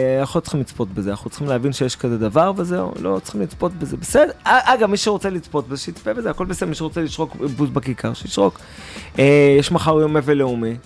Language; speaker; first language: Hebrew; native; Hebrew